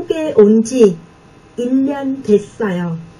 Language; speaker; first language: Korean; non-native, fluent; Vietnamese